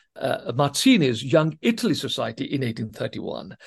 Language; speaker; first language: English; non-native, local second language; Swahili